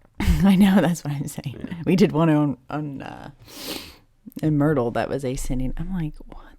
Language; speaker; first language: English; native; English